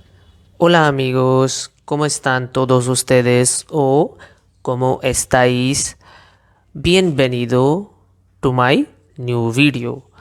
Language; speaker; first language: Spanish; non-native, fluent; Hindi